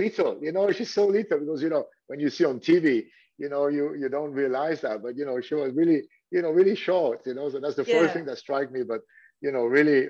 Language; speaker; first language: English; non-native, fluent; French